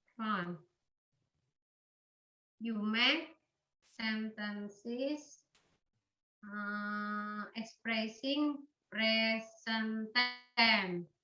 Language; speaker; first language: English; non-native, learner; Indonesian